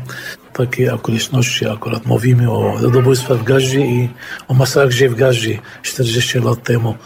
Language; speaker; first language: Polish; non-native, fluent; Arabic